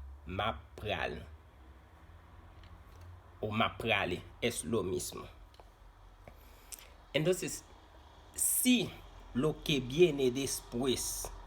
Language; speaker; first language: Spanish; non-native, fluent; Haitian Creole